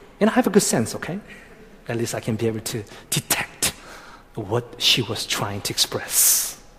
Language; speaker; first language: English; non-native, fluent; Korean